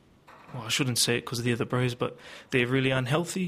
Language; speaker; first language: English; native; English